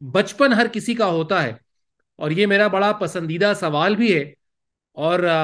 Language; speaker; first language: Hindi; native; Hindi